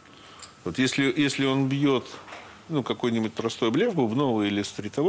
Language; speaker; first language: Russian; native; Russian